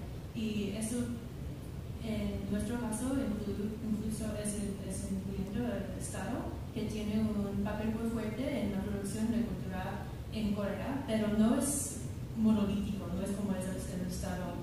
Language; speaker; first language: Spanish; non-native, fluent; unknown